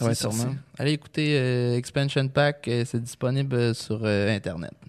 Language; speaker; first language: French; native; French